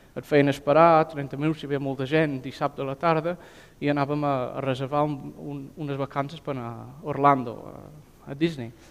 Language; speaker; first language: Catalan; non-native, fluent; English